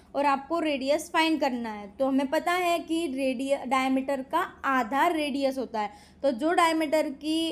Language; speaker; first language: Hindi; non-native, local second language; Marathi